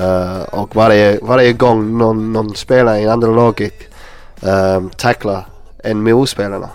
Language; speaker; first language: Swedish; non-native, learner; English